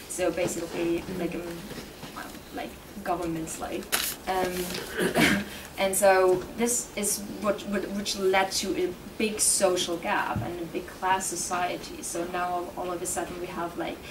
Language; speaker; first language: English; non-native, fluent; German